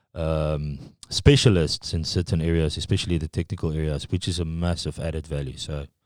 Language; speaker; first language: English; non-native, local second language; Afrikaans